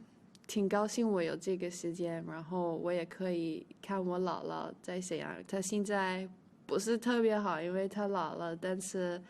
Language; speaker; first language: Chinese; early bilingual, heritage; English